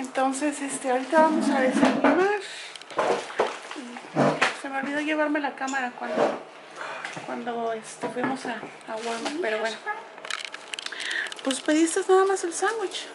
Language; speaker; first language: Spanish; native; Spanish